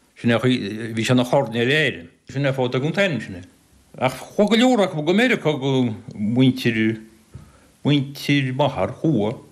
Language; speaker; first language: Irish; native; Irish